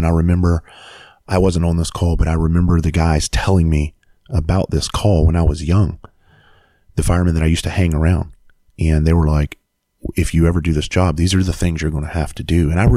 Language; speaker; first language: English; native; English